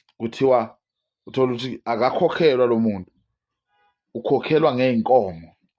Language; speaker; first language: Zulu; non-native, local second language; Swati